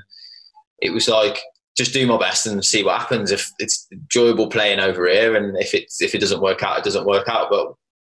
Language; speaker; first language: English; native; English